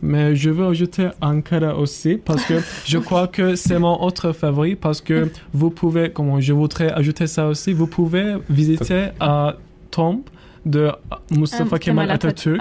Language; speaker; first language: French; non-native, learner; Turkish